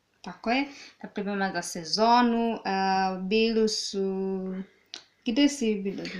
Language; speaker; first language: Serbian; non-native, learner; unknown